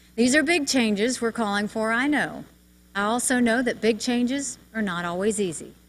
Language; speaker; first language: English; native; English